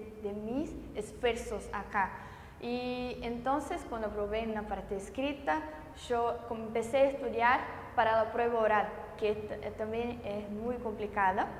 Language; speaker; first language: Spanish; non-native, fluent; Portuguese